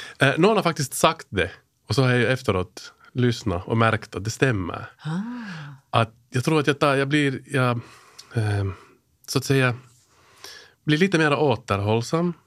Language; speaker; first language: Swedish; native; Swedish